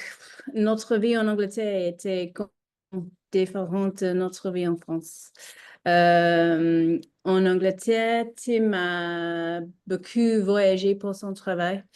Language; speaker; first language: French; non-native, learner; English